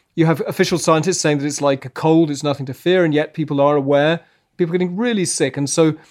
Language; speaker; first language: English; native; English